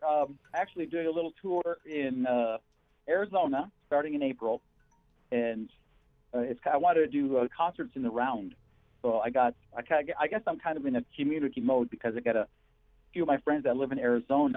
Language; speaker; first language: English; native; English